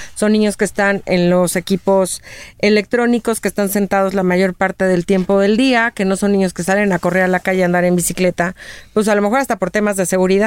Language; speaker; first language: Spanish; native; Spanish